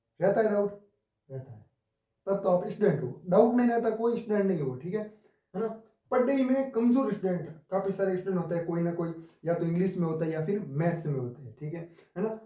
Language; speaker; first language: Hindi; native; Hindi